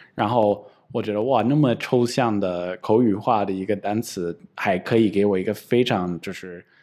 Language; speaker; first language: Chinese; non-native, fluent; English